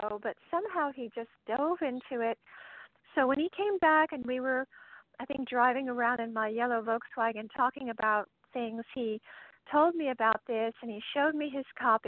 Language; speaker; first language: English; native; English